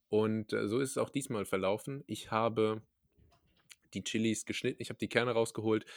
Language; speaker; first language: German; native; German